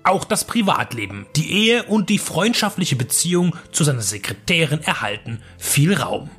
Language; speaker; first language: German; native; German